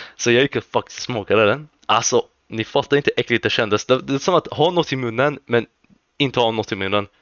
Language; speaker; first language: Swedish; early bilingual, other home language; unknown